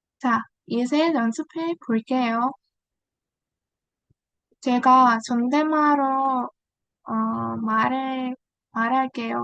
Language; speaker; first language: Korean; non-native, learner; Vietnamese